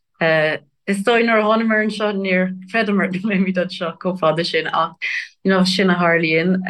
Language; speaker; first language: Irish; non-native, local second language; English